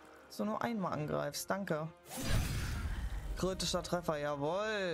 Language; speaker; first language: German; native; German